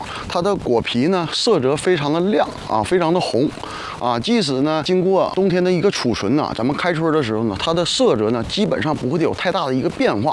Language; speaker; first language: Chinese; native; Chinese